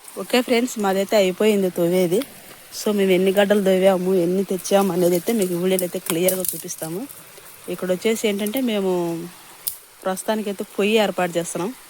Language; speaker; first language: Telugu; native; Telugu